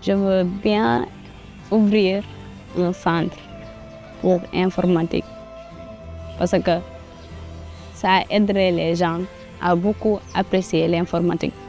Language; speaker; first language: French; non-native, local second language; Wolof